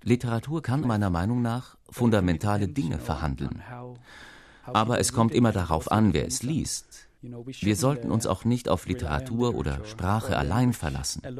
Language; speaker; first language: German; native; German